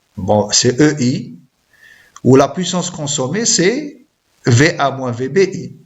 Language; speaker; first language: French; non-native, local second language; Arabic